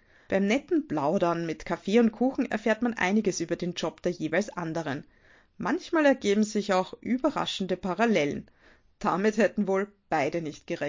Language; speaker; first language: German; native; German